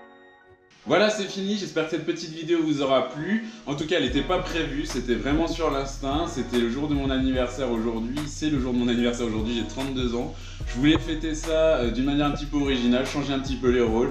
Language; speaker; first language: French; native; French